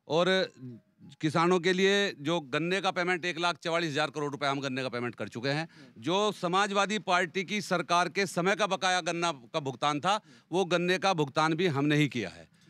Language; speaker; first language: Hindi; native; Hindi